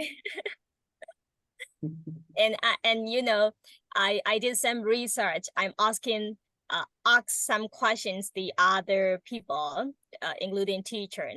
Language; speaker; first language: English; non-native, learner; Burmese